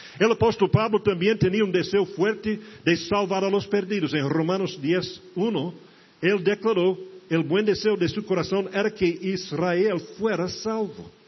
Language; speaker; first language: Portuguese; non-native, fluent; English